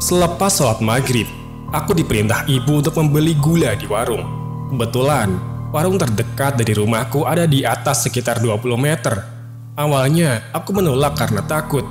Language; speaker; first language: Indonesian; native; Indonesian